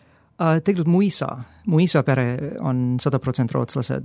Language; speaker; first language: Estonian; non-native, fluent; English